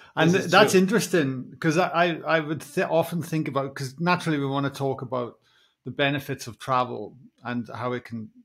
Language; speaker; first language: English; native; English